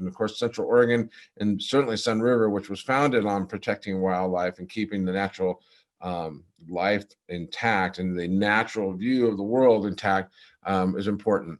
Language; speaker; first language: English; native; English